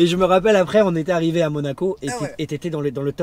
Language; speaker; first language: French; native; French